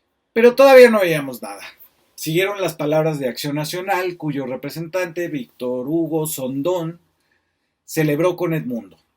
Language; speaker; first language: Spanish; native; Spanish